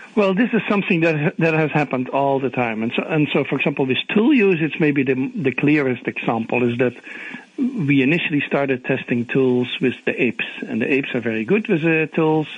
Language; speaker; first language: English; non-native, fluent; Dutch